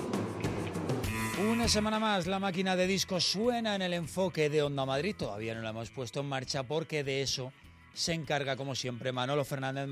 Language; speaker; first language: Spanish; native; Spanish